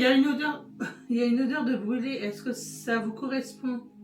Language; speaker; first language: French; native; French